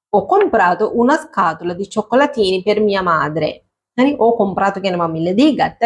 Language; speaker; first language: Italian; non-native, fluent; Sinhala